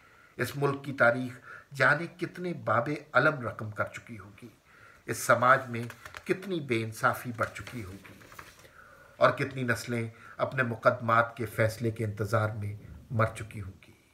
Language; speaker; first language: Urdu; native; Urdu